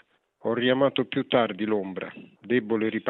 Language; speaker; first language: Italian; native; Italian